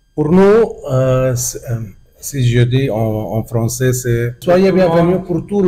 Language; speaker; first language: French; non-native, learner; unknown